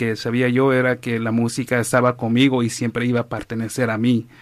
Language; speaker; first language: Spanish; early bilingual, heritage; Spanish